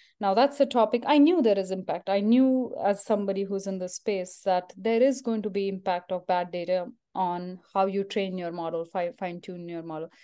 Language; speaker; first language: English; non-native, local second language; Marathi